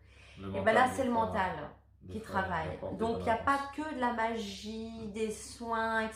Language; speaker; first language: French; native; French